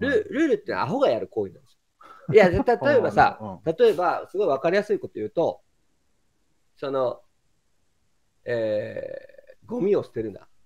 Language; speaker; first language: Japanese; native; Japanese